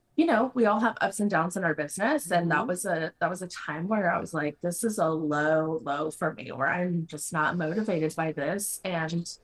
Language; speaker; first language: English; non-native, fluent; Spanish